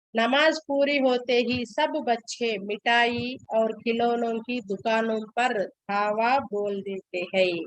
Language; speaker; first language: Hindi; non-native, local second language; Telugu